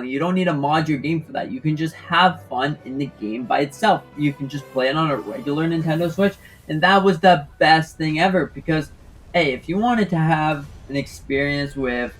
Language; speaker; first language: English; native; English